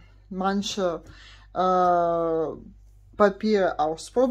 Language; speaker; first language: German; non-native, fluent; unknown